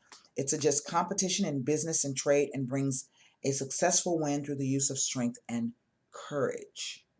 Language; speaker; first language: English; native; English